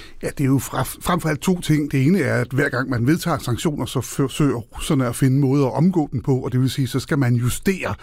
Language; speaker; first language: Danish; native; Danish